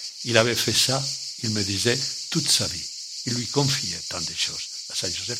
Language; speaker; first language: French; non-native, fluent; Spanish